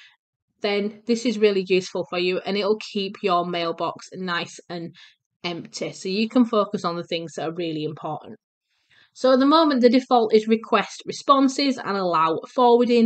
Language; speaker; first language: English; native; English